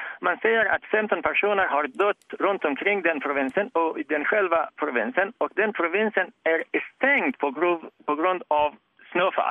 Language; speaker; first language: Swedish; non-native, fluent; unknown